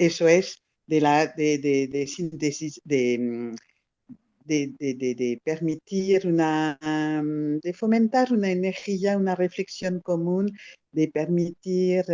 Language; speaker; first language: Spanish; non-native, fluent; French